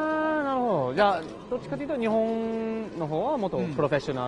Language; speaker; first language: Japanese; non-native, learner; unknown